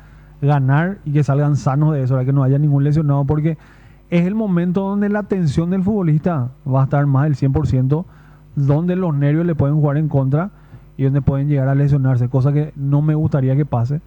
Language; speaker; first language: Spanish; native; Spanish